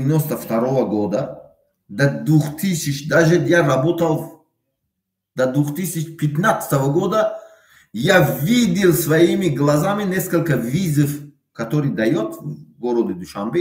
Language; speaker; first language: Russian; non-native, fluent; Tajik